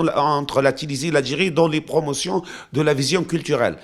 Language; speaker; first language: French; non-native, local second language; Arabic